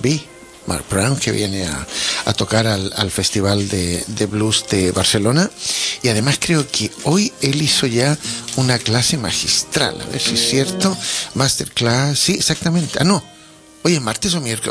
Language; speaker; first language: Spanish; native; Spanish